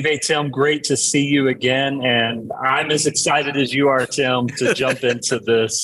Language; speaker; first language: English; native; English